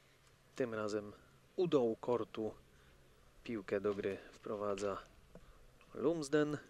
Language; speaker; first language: Polish; native; Polish